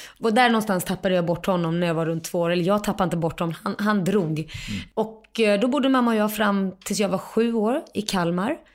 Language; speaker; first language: Swedish; native; Swedish